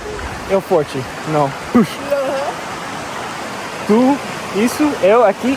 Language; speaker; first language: Portuguese; early bilingual, heritage; English